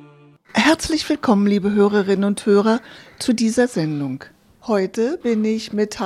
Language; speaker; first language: German; native; German